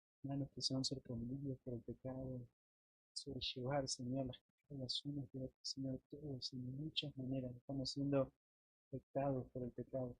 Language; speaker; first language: Spanish; native; Spanish